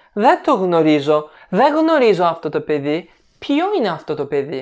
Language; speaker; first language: Greek; non-native, learner; Turkish